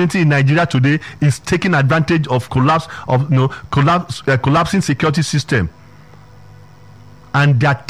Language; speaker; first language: English; non-native, local second language; Yoruba